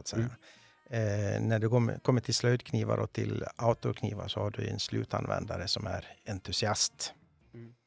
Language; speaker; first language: Swedish; native; Swedish